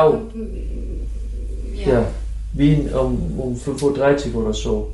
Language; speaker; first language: German; non-native, fluent; Dutch